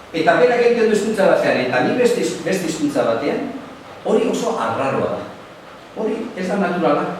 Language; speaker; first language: Basque; native; Basque